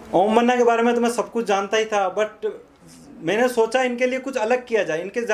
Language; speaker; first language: Hindi; native; Hindi